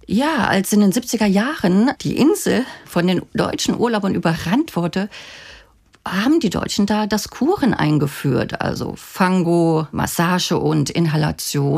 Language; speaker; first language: German; native; German